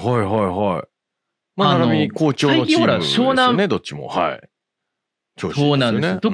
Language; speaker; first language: Japanese; native; Japanese